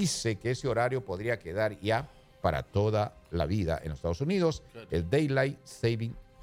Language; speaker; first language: Spanish; native; Spanish